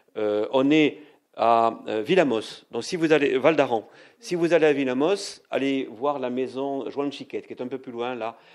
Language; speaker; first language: French; native; French